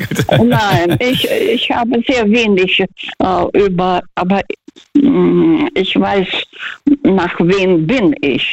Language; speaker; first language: German; non-native, fluent; Russian